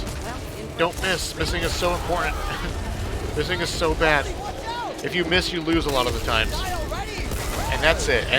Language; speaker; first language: English; native; English